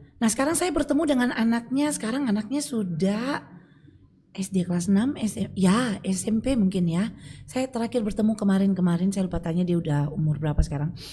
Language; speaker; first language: Indonesian; native; Indonesian